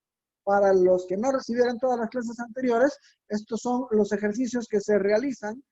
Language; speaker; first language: Spanish; native; Spanish